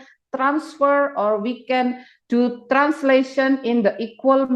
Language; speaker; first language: English; non-native, fluent; Indonesian